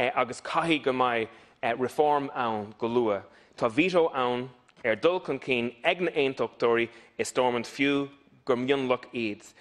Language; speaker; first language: Irish; non-native, local second language; English